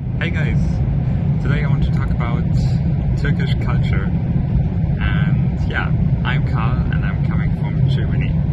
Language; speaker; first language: English; non-native, learner; German